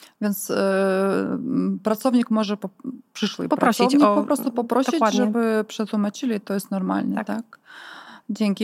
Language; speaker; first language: Polish; non-native, fluent; Ukrainian